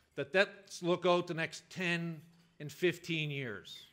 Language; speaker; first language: English; native; English